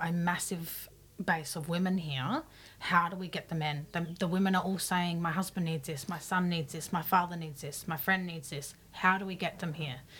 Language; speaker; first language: English; native; English